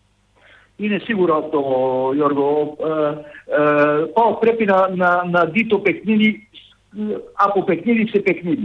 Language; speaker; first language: Greek; non-native, fluent; Serbian